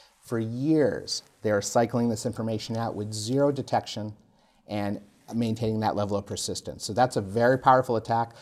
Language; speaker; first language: English; native; English